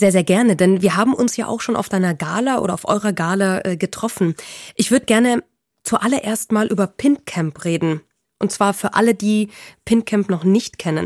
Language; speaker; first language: German; native; German